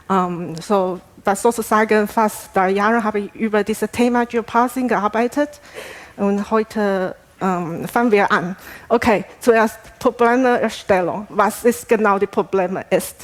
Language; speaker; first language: German; non-native, learner; Chinese